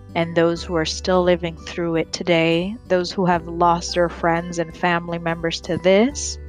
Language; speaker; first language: English; early bilingual, other home language; Rundi